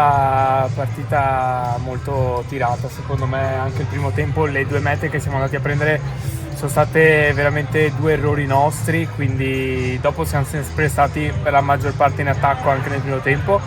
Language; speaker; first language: Italian; native; Italian